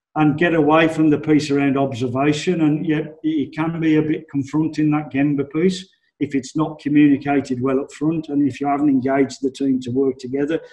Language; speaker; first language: English; native; English